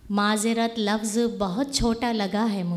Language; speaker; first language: Hindi; native; Hindi